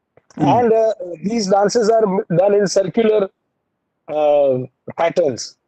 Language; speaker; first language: English; non-native, local second language; Gujarati